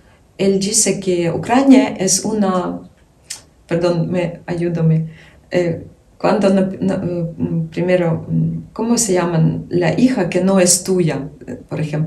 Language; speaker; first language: Spanish; non-native, learner; Ukrainian